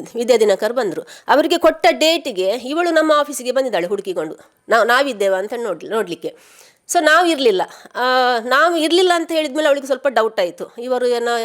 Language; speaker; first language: Kannada; native; Kannada